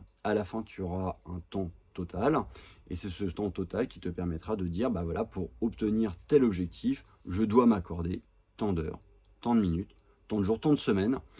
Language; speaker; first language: French; native; French